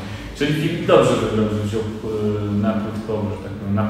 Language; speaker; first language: Polish; native; Polish